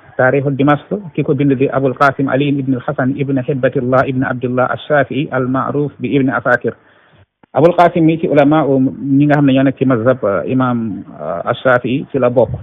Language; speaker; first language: Wolof; non-native, local second language; Fula